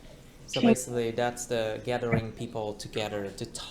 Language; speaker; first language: English; non-native, fluent; Vietnamese